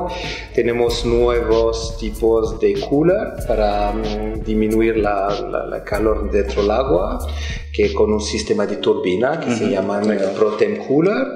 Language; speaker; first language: Spanish; non-native, fluent; French